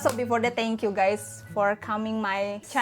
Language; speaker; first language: English; non-native, learner; Indonesian